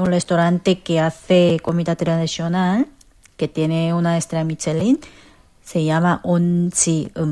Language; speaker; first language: Spanish; non-native, fluent; Korean